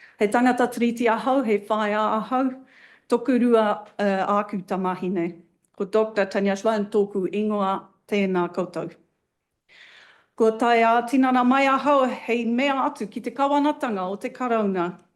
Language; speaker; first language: Māori; non-native, local second language; English